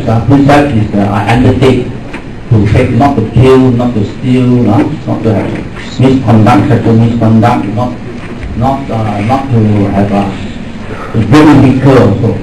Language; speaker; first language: English; non-native, local second language; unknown